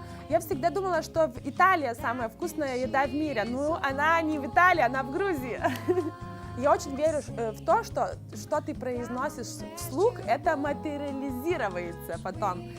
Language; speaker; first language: Russian; non-native, fluent; Lithuanian